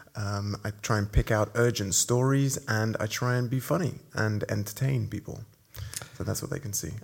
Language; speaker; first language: English; native; English